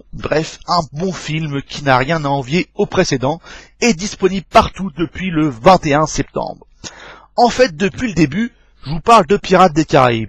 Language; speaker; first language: French; native; French